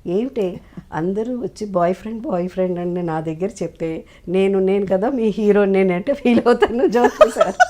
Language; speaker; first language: Telugu; native; Telugu